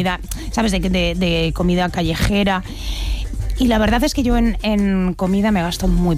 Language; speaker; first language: Spanish; native; Spanish